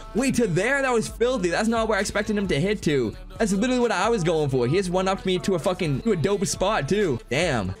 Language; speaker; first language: English; native; English